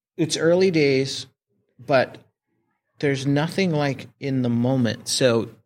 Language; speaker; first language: English; native; English